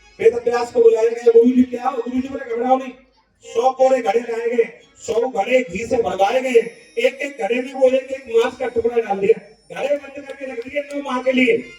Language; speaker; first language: Hindi; native; Hindi